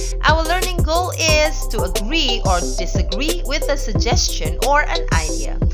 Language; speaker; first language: English; non-native, fluent; Indonesian